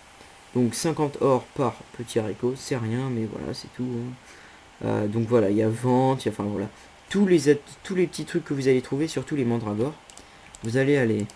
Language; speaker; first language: French; native; French